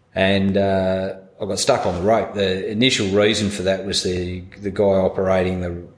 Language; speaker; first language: English; native; English